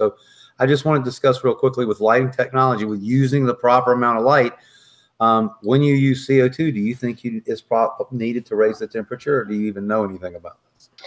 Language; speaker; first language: English; native; English